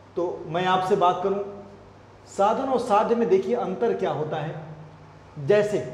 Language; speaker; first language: Hindi; native; Hindi